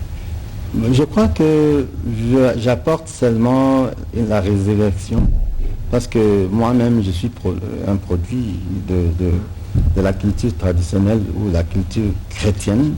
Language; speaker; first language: French; non-native, local second language; Lingala